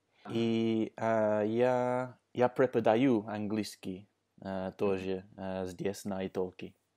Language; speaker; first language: Russian; non-native, learner; English